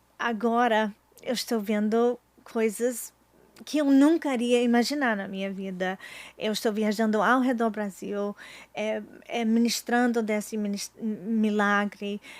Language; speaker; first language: Portuguese; non-native, fluent; English